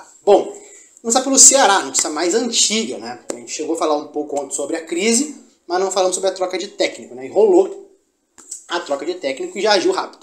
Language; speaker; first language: Portuguese; native; Portuguese